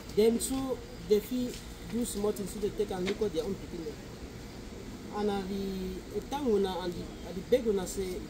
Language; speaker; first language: Nigerian Pidgin; native; Nigerian Pidgin